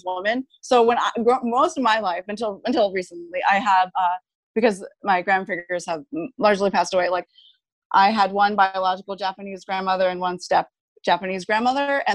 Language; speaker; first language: English; non-native, fluent; Japanese